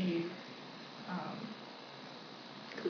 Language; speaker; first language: French; non-native, learner; English